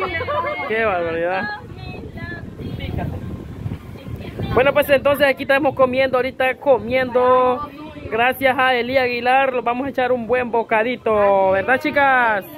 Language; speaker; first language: Spanish; native; Spanish